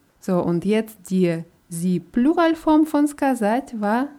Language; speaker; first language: German; non-native, fluent; Russian